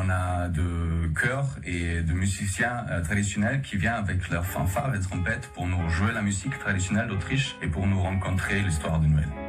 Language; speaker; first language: French; non-native, learner; German